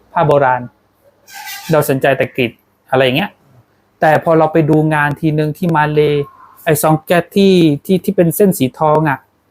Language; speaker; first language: Thai; non-native, local second language; Pattani Malay